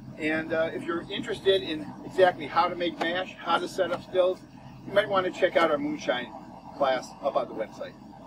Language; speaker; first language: English; native; English